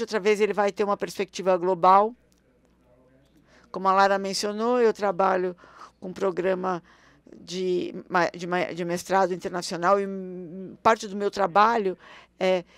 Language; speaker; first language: Portuguese; non-native, fluent; German